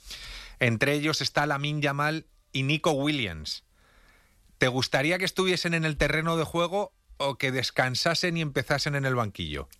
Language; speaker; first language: Spanish; native; Spanish